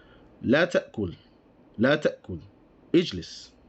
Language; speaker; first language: Arabic; non-native, fluent; English